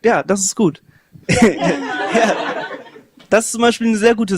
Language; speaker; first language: German; native; German